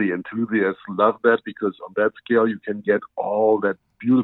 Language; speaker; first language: English; non-native, fluent; German